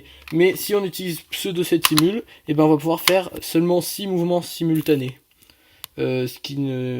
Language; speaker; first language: French; native; French